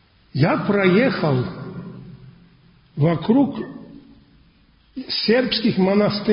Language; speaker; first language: Russian; non-native, fluent; Polish